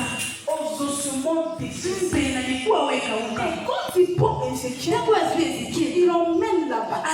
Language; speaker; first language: French; non-native, local second language; Lingala